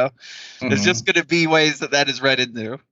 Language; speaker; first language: English; native; English